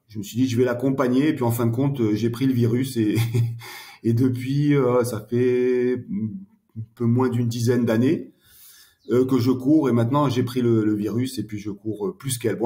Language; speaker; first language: French; early bilingual, heritage; French